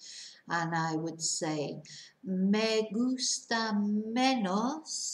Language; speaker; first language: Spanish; non-native, fluent; English